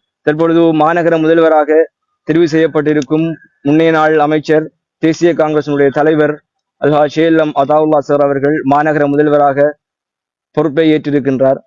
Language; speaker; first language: Tamil; native; Tamil